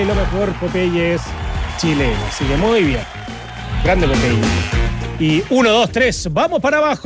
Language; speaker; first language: Spanish; native; Spanish